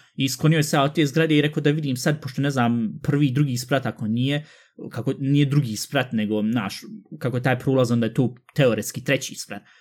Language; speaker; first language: Bosnian; early bilingual, heritage; Bosnian